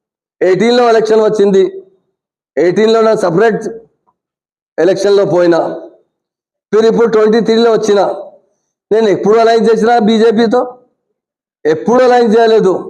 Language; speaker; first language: Telugu; non-native, local second language; Urdu